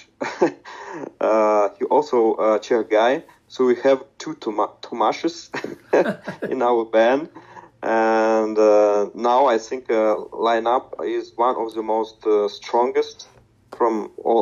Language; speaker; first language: English; non-native, learner; Russian